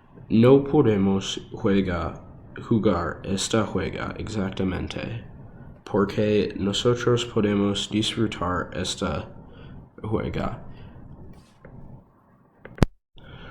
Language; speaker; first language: Spanish; non-native, learner; English